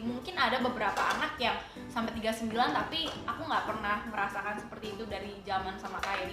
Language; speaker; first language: Indonesian; native; Indonesian